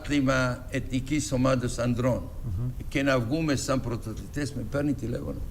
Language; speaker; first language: Greek; non-native, fluent; Serbian